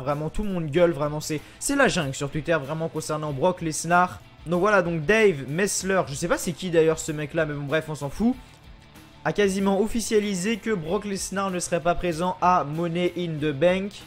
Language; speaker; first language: French; native; French